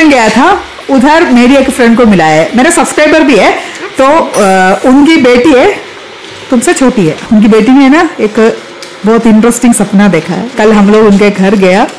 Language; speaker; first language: Hindi; non-native, local second language; Malayalam